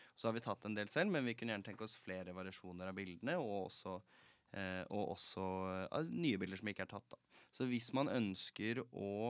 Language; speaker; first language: Norwegian; native; Norwegian